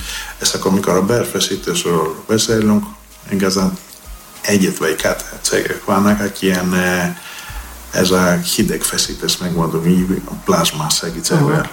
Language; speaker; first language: Hungarian; non-native, learner; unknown